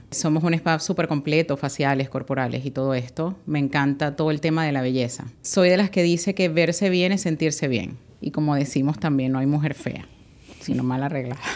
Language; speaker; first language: Spanish; native; Spanish